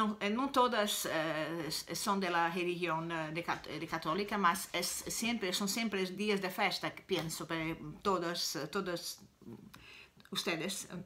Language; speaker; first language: Spanish; non-native, learner; Italian